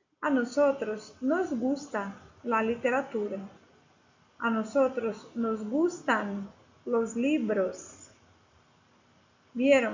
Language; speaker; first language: Spanish; non-native, fluent; Portuguese